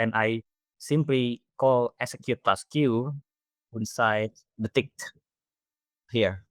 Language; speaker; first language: English; non-native, fluent; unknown